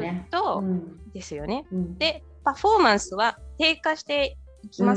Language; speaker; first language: Japanese; non-native, fluent; Spanish